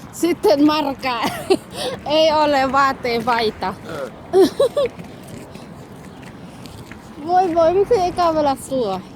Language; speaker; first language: Finnish; non-native, learner; Thai